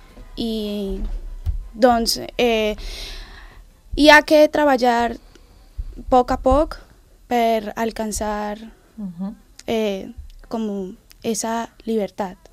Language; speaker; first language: Catalan; non-native, learner; Spanish